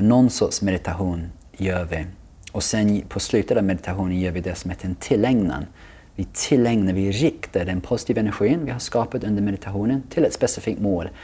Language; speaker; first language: Swedish; non-native, fluent; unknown